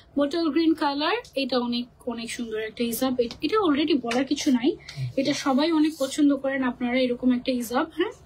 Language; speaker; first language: Bangla; native; Bangla